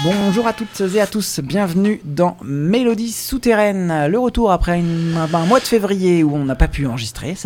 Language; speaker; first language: French; native; French